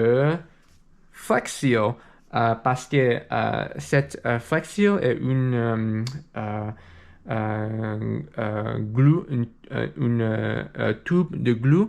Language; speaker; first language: French; non-native, learner; English